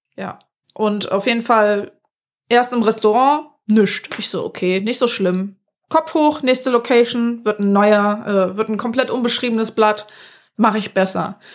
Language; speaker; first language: German; native; German